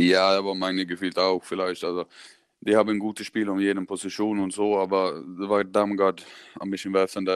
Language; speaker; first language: German; non-native, learner; Swedish